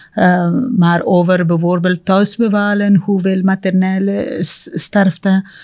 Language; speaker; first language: Dutch; non-native, fluent; Persian